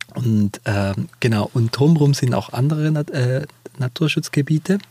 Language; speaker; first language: German; non-native, fluent; Spanish